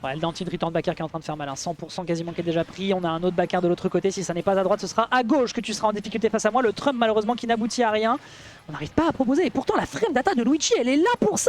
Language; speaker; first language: French; native; French